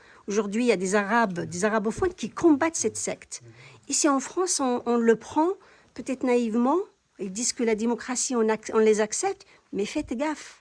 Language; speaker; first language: French; non-native, local second language; Kabyle